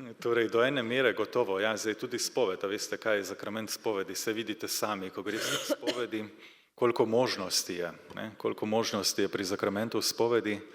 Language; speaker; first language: Slovenian; native; Slovenian